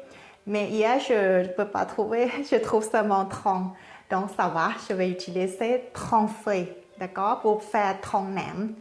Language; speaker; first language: French; non-native, learner; Thai